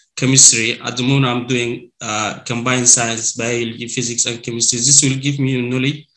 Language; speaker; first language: English; non-native, learner; Arabic